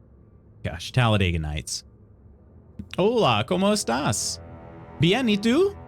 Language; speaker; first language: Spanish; non-native, learner; English